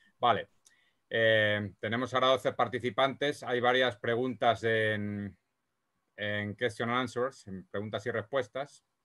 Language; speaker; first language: Spanish; native; Spanish